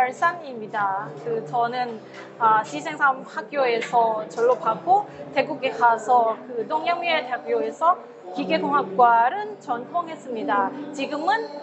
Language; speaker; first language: Korean; non-native, fluent; Thai